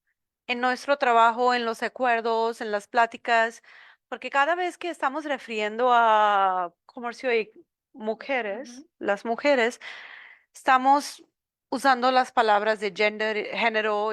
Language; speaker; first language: Spanish; non-native, learner; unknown